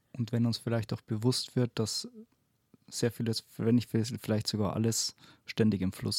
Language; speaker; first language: German; native; German